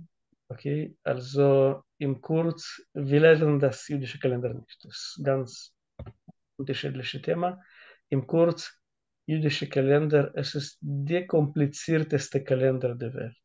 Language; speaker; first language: German; non-native, learner; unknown